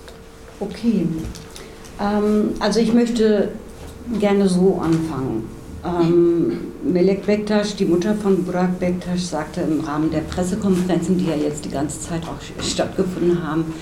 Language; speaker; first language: German; native; German